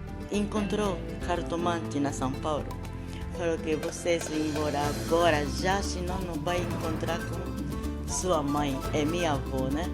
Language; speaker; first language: Portuguese; non-native, learner; Japanese